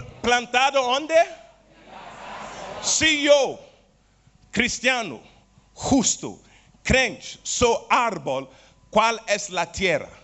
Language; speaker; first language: Spanish; non-native, learner; Portuguese